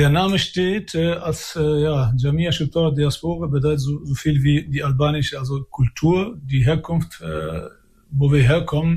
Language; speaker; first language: German; early bilingual, other home language; Albanian